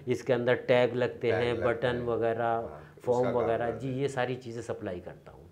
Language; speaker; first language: Hindi; native; Hindi